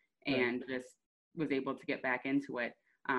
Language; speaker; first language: English; native; English